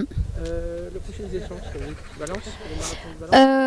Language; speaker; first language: French; native; French